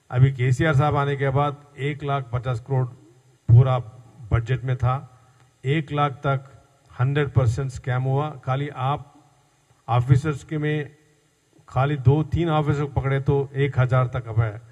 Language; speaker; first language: Hindi; non-native, local second language; Telugu